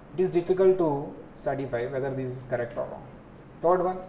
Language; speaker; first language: English; non-native, local second language; Telugu